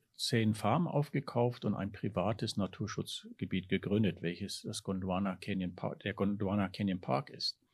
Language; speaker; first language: German; early bilingual, heritage; German